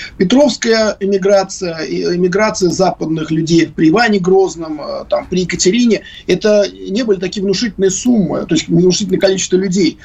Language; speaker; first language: Russian; native; Russian